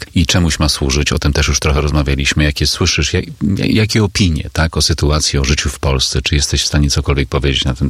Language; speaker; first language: Polish; native; Polish